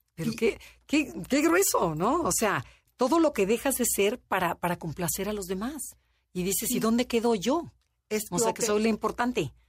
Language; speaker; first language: Spanish; native; Spanish